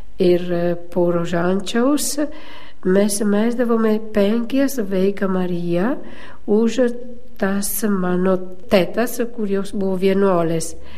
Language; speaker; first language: Lithuanian; non-native, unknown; Italian